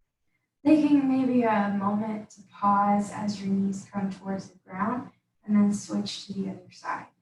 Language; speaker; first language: English; native; English